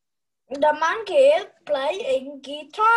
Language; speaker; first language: English; non-native, learner; Vietnamese